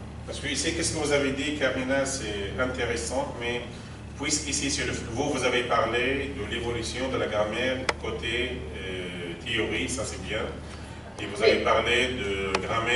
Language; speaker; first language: French; non-native, fluent; Arabic